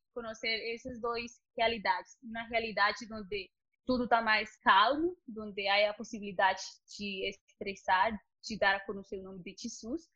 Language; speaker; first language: Portuguese; non-native, learner; Spanish